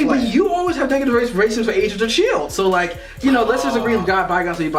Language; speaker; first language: English; native; English